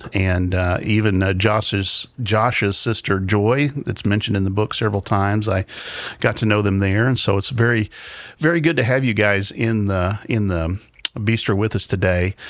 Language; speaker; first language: English; native; English